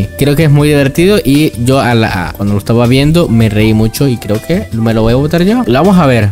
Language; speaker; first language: Spanish; native; Spanish